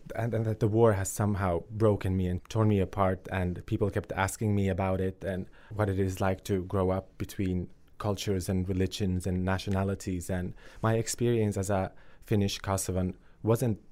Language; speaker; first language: English; early bilingual, other home language; Finnish